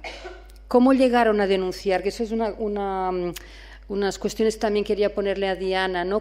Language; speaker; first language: Spanish; non-native, local second language; Catalan